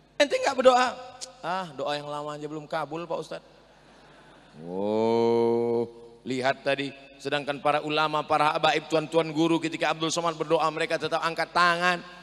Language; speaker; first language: Indonesian; native; Indonesian